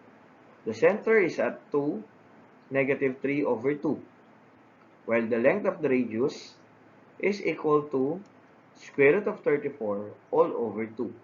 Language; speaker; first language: English; non-native, local second language; Filipino